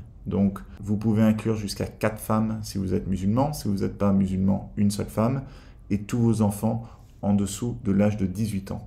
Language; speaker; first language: French; native; French